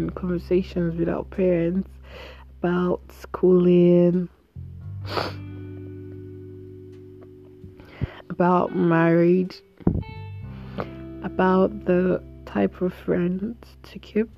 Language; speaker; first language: English; non-native, local second language; Igbo